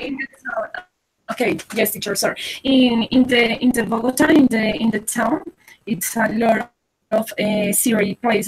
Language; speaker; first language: English; non-native, learner; Spanish